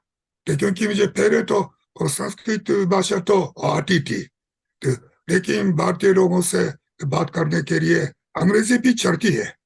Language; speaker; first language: Hindi; non-native, fluent; Japanese